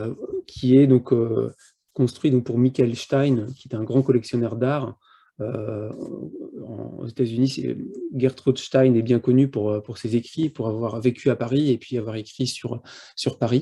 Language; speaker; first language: French; native; French